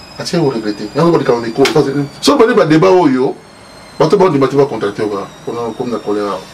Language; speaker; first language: Lingala; native; Lingala